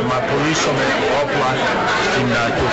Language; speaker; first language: Greek; early bilingual, heritage; English